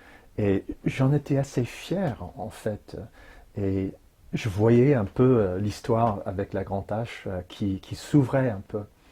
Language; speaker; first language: French; non-native, fluent; English